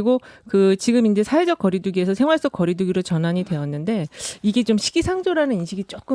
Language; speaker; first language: Korean; native; Korean